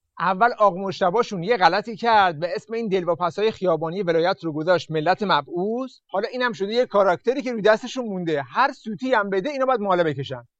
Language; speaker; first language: Persian; native; Persian